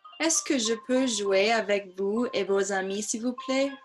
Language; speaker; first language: French; non-native, learner; English